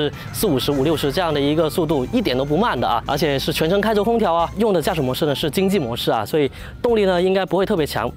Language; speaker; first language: Chinese; native; Chinese